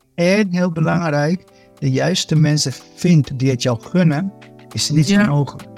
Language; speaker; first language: Dutch; early bilingual, other home language; Spanish